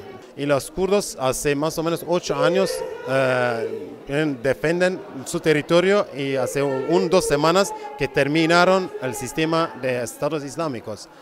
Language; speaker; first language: Spanish; non-native, fluent; Kurdish